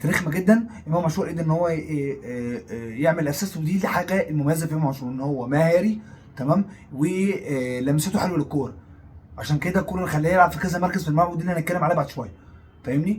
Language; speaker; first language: Arabic; native; Arabic